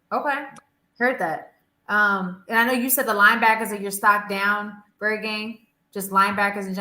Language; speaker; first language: English; native; English